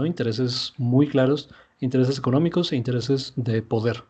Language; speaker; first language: Spanish; native; Spanish